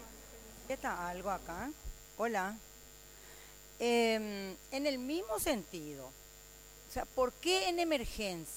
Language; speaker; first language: Spanish; native; Spanish